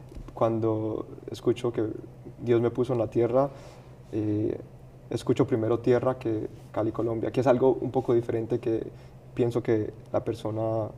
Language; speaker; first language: Spanish; early bilingual, heritage; Spanish